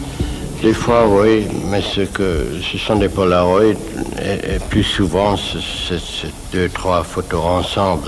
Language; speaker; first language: French; non-native, fluent; Swiss German